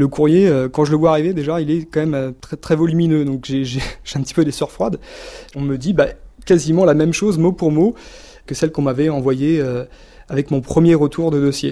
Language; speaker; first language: French; native; French